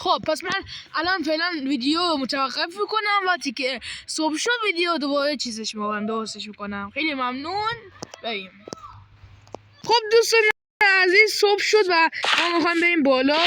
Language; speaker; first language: Persian; native; Persian